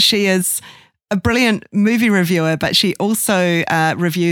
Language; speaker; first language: English; native; English